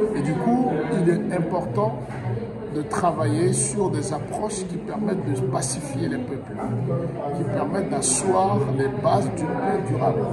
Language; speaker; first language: French; non-native, local second language; Wolof